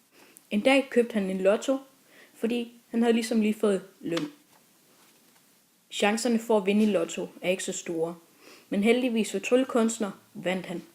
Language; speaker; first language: Danish; native; Danish